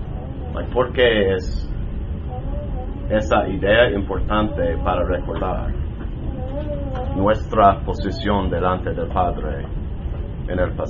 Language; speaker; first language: Spanish; non-native, learner; English